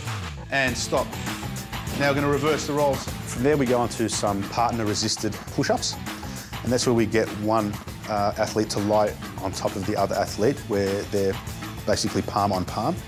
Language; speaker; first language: English; native; English